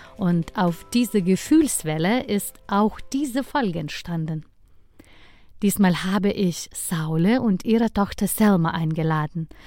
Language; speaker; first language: German; non-native, fluent; Lithuanian